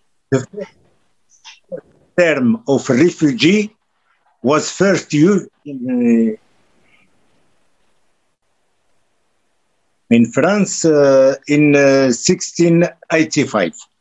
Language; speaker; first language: English; non-native, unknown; Arabic